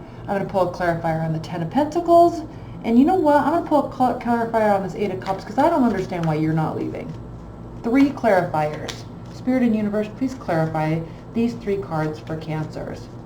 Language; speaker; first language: English; native; English